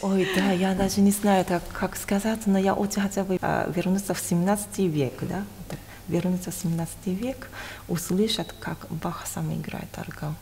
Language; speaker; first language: Russian; non-native, fluent; Japanese